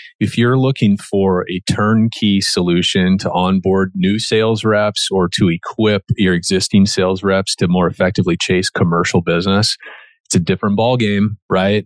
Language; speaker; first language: English; native; English